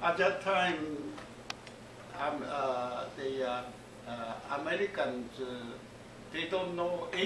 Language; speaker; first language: English; non-native, learner; Korean